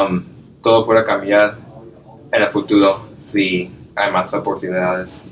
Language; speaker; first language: Spanish; non-native, learner; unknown